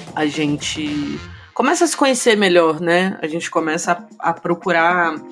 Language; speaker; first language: Portuguese; native; Portuguese